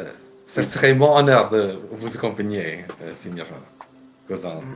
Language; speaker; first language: French; non-native, fluent; English